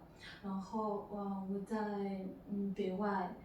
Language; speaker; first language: Chinese; non-native, fluent; Malagasy